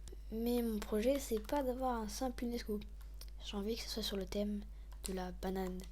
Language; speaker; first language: French; native; French